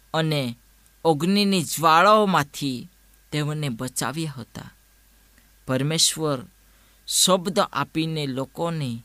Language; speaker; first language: Gujarati; non-native, local second language; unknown